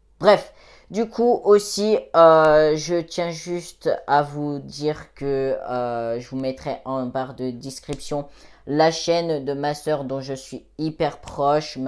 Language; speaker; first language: French; native; French